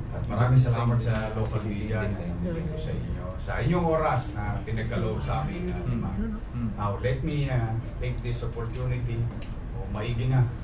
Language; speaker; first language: Filipino; native; Filipino